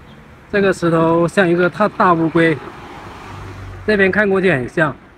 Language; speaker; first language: Chinese; native; Chinese